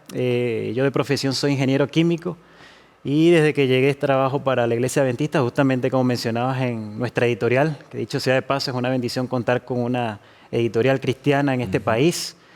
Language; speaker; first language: Spanish; native; Spanish